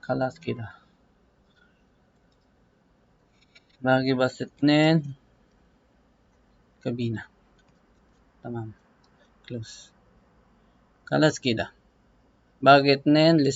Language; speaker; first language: Arabic; non-native, learner; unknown